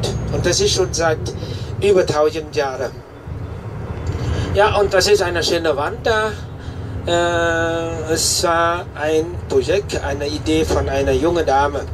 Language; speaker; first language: German; non-native, fluent; Vietnamese